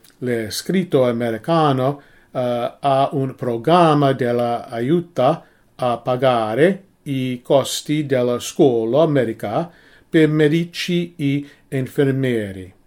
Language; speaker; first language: Italian; non-native, learner; English